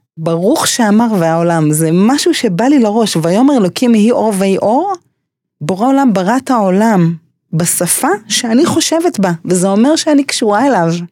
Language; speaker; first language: Hebrew; early bilingual, other home language; English